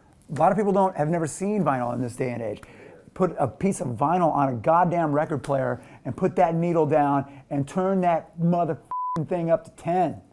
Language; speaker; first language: English; native; English